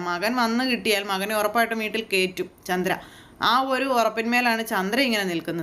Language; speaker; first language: Malayalam; native; Malayalam